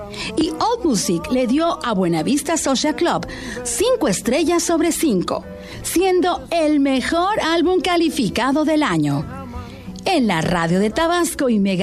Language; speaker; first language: Spanish; native; Spanish